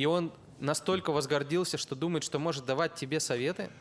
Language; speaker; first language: Russian; native; Russian